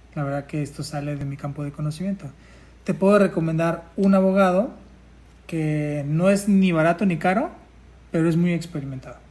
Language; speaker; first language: Spanish; native; Spanish